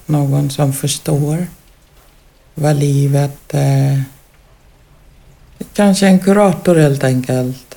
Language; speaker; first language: Swedish; non-native, fluent; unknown